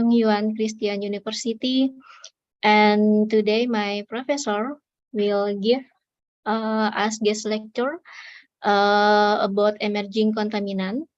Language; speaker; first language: English; non-native, learner; Indonesian